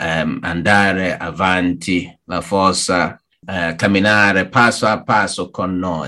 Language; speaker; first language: Italian; non-native, learner; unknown